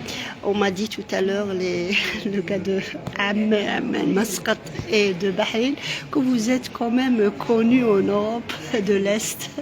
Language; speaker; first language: French; non-native, local second language; Arabic